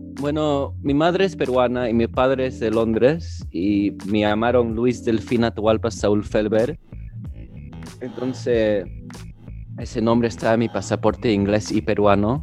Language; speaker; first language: Spanish; early bilingual, heritage; English